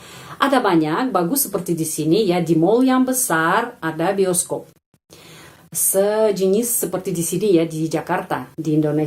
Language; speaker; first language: Indonesian; non-native, fluent; Russian